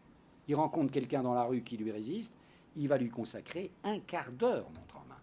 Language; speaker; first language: French; native; French